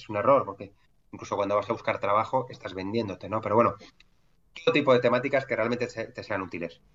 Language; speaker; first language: Spanish; native; Spanish